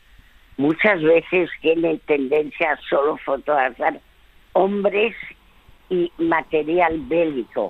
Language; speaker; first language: Spanish; early bilingual, other home language; French